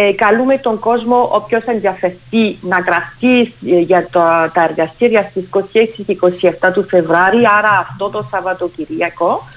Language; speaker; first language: Greek; non-native, fluent; French